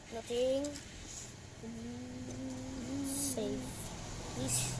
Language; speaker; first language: English; non-native, local second language; Filipino